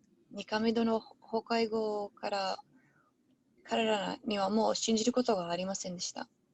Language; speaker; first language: Japanese; non-native, learner; English